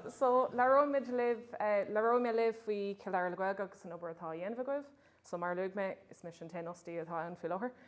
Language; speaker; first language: Irish; non-native, local second language; English